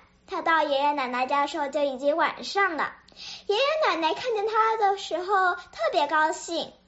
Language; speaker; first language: Chinese; early bilingual, other home language; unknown